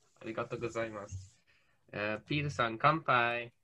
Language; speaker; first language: Japanese; non-native, learner; English